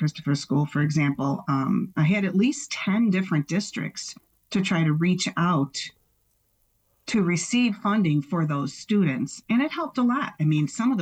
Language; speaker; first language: English; native; English